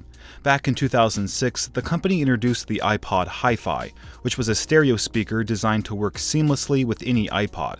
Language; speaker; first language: English; native; English